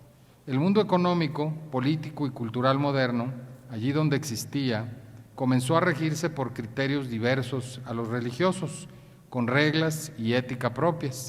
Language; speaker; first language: Spanish; native; Spanish